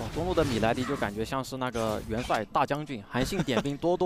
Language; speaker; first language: Chinese; native; Chinese